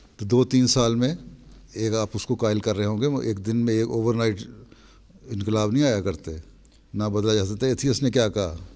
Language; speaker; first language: Urdu; native; Urdu